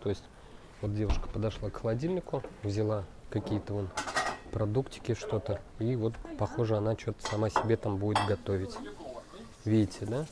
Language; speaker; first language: Russian; native; Russian